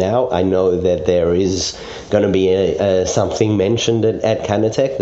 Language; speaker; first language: English; native; English